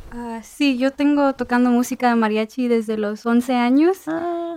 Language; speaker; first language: Spanish; early bilingual, heritage; Spanish